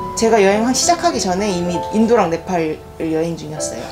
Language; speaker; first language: Korean; native; Korean